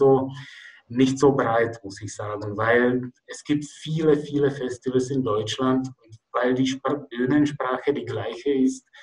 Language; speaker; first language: German; non-native, fluent; Czech